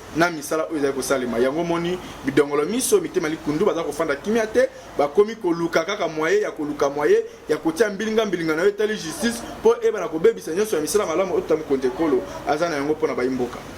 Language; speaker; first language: Lingala; native; Lingala